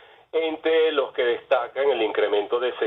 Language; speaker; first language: Spanish; native; Spanish